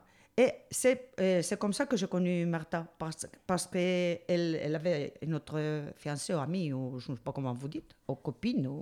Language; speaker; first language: French; non-native, fluent; Spanish